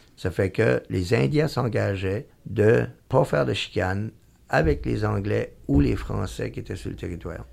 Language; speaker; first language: French; native; French